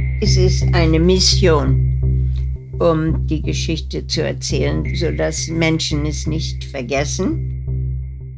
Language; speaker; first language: German; early bilingual, heritage; German